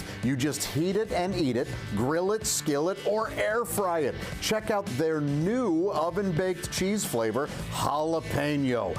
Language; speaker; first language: English; native; English